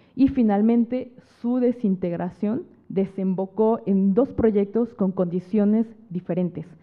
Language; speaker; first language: Spanish; native; Spanish